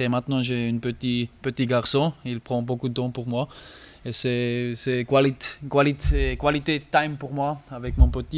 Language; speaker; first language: French; non-native, learner; German